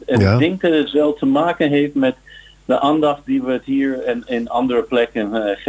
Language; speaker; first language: Dutch; non-native, fluent; English